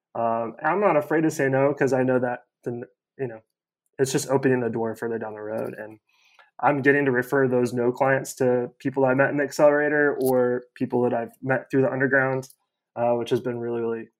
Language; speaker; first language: English; native; English